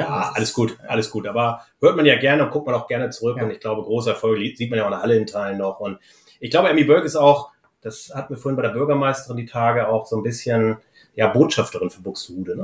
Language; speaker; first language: German; native; German